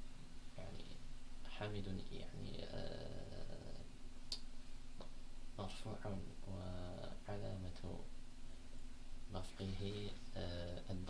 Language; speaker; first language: Arabic; non-native, learner; French